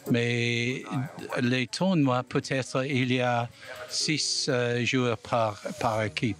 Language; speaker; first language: French; non-native, learner; English